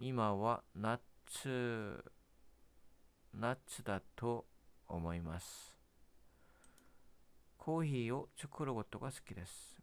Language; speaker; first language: Japanese; non-native, learner; Korean